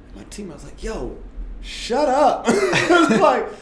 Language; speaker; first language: English; native; English